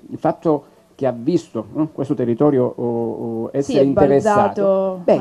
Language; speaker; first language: Italian; native; Italian